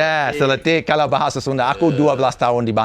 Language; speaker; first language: Indonesian; non-native, fluent; English